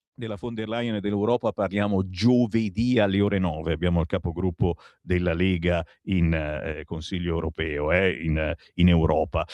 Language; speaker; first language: Italian; native; Italian